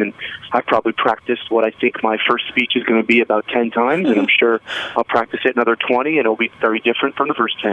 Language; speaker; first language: English; native; English